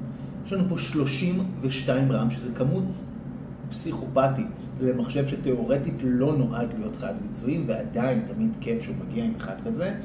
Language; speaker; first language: Hebrew; native; Hebrew